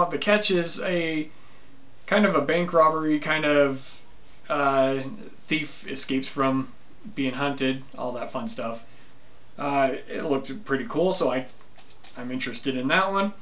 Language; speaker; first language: English; native; English